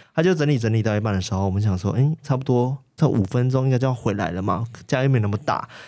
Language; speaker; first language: Chinese; native; Chinese